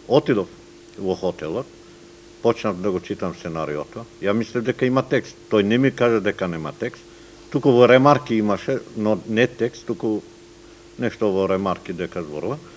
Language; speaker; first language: Macedonian; non-native, local second language; Turkish